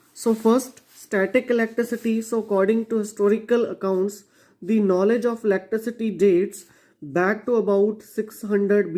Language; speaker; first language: English; non-native, local second language; Punjabi